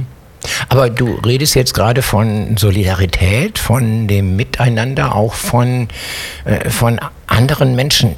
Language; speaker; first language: German; native; German